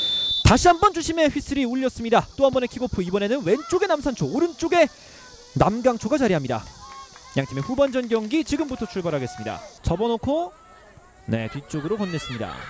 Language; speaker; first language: Korean; native; Korean